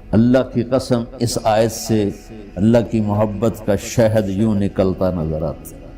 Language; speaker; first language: Urdu; non-native, local second language; Punjabi